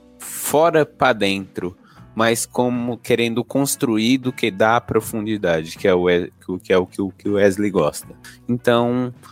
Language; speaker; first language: Portuguese; native; Portuguese